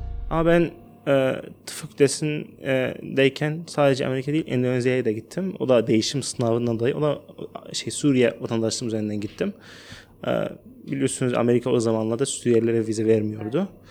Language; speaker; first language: Turkish; non-native, fluent; Arabic